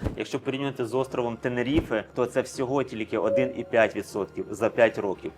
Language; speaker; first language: Ukrainian; native; Ukrainian